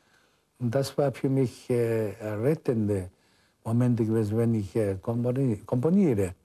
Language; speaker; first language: German; non-native, fluent; Korean